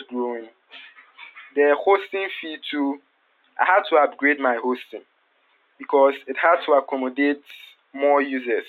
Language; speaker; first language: English; non-native, local second language; Akan